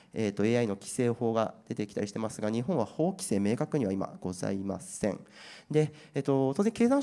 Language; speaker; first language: Japanese; native; Japanese